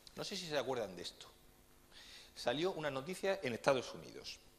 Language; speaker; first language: Spanish; native; Spanish